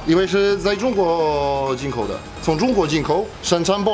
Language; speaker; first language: Chinese; non-native, fluent; Polish